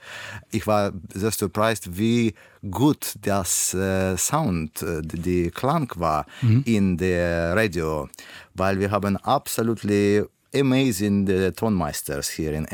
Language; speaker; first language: German; non-native, learner; Russian